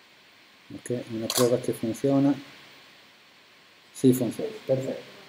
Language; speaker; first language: Spanish; non-native, fluent; Italian